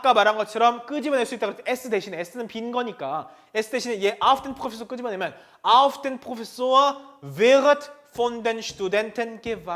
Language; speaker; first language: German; non-native, fluent; Korean